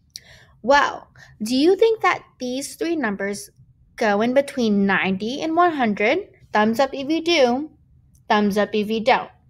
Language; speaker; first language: English; native; English